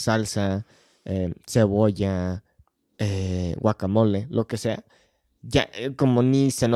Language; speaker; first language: Spanish; non-native, fluent; English